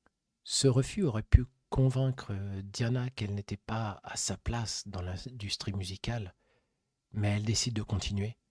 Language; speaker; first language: French; native; French